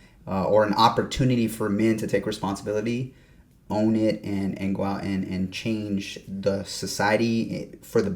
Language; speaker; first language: English; native; English